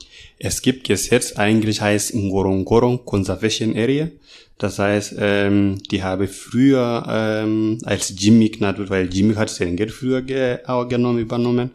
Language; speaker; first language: German; non-native, learner; Masai